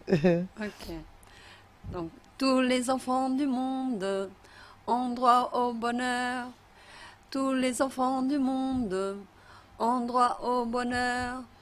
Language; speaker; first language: French; non-native, fluent; Portuguese